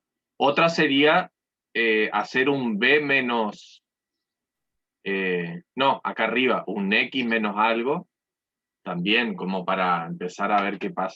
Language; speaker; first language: Spanish; native; Spanish